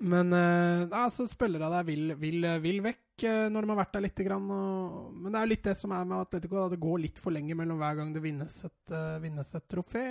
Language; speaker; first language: Norwegian; native; Norwegian